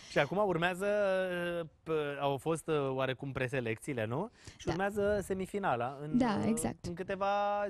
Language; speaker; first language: Romanian; native; Romanian